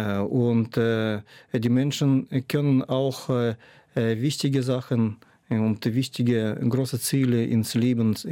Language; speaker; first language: German; non-native, fluent; Russian